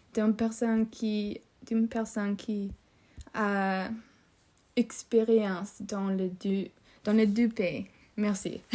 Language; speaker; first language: French; non-native, learner; English